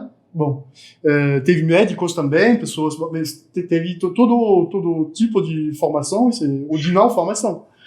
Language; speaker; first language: Portuguese; non-native, fluent; French